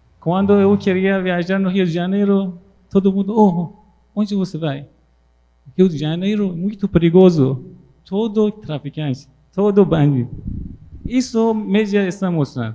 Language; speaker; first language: Portuguese; non-native, learner; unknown